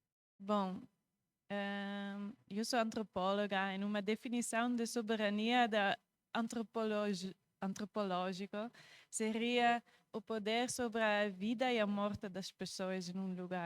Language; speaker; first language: Portuguese; non-native, fluent; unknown